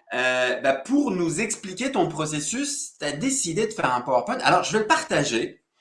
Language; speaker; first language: French; native; French